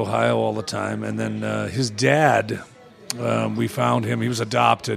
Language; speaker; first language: English; native; English